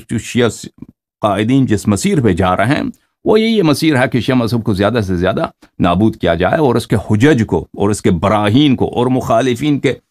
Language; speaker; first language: Hindi; non-native, fluent; Persian